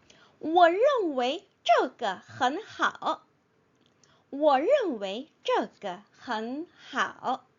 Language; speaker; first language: Chinese; non-native, fluent; Korean